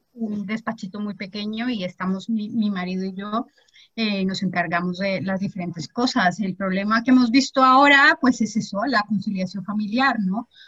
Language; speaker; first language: Spanish; native; Spanish